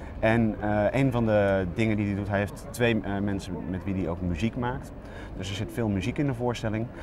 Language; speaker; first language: Dutch; native; Dutch